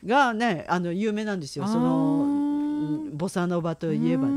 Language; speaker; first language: Japanese; native; Japanese